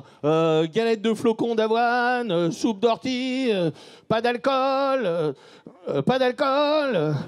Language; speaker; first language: French; native; French